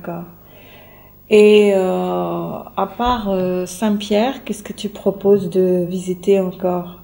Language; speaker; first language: French; native; French